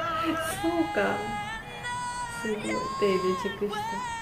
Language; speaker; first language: Japanese; non-native, learner; Georgian